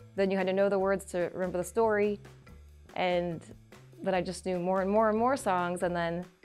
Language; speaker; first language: English; native; English